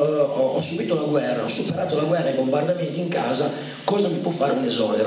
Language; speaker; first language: Italian; native; Italian